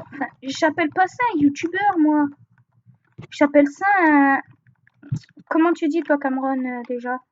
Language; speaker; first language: French; native; French